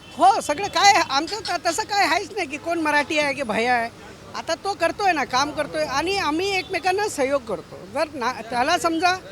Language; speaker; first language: Marathi; non-native, local second language; Hindi